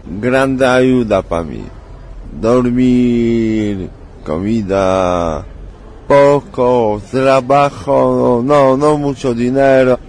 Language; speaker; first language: Spanish; non-native, learner; Polish